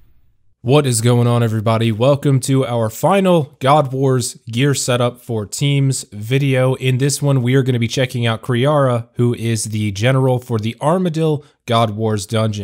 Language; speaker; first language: English; native; English